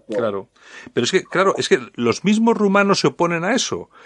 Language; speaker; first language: Spanish; native; Spanish